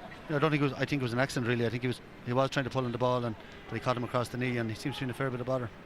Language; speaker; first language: English; native; English